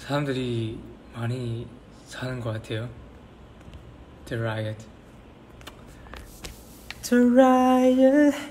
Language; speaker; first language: Korean; non-native, learner; Chinese